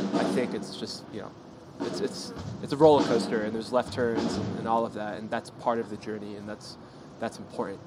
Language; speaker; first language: English; native; English